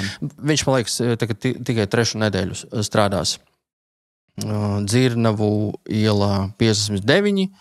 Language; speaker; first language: Latvian; non-native, local second language; Russian